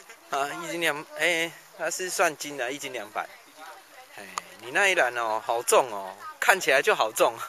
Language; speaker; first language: Chinese; native; Chinese